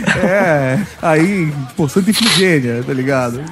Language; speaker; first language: Portuguese; native; Portuguese